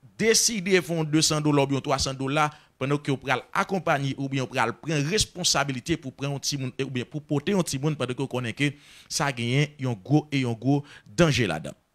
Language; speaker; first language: French; non-native, local second language; Haitian Creole